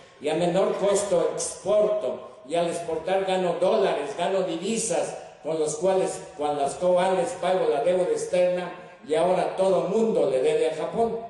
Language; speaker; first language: Spanish; native; Spanish